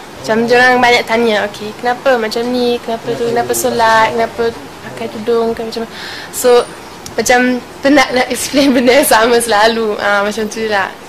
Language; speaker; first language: Malay; non-native, fluent; German